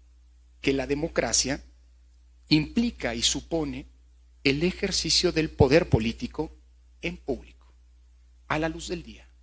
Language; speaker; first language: Spanish; native; Spanish